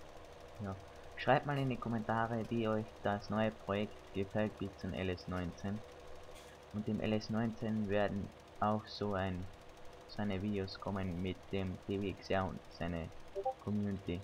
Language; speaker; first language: German; native; German